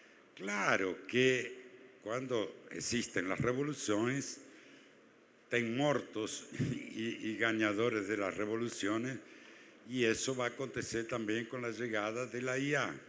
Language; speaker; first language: Portuguese; non-native, fluent; Spanish